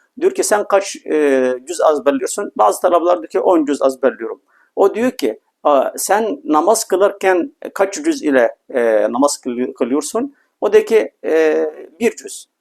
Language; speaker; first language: Turkish; non-native, fluent; Arabic